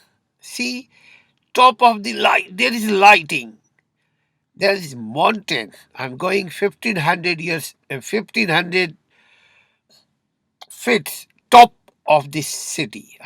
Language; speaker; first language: English; non-native, learner; Urdu